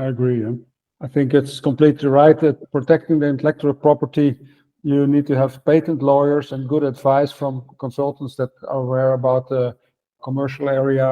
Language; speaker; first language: English; non-native, fluent; Dutch